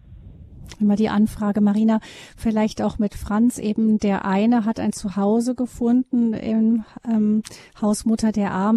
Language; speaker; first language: German; native; German